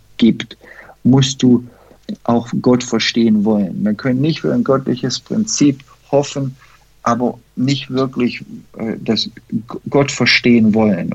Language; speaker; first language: German; early bilingual, heritage; German